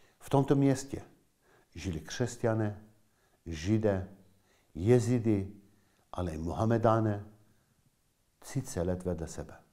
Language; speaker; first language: Czech; non-native, fluent; Kurdish